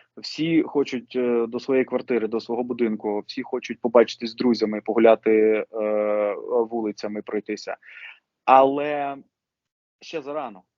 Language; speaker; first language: Ukrainian; non-native, local second language; Russian